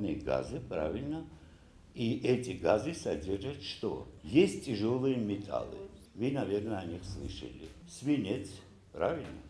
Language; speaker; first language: Russian; non-native, local second language; Ossetic